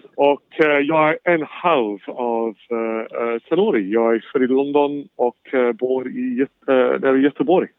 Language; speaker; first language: Swedish; non-native, fluent; English